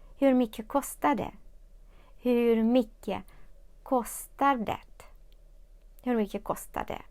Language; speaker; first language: Swedish; non-native, fluent; Ukrainian